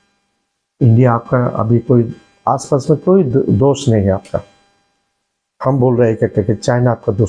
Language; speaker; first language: Hindi; non-native, learner; Bangla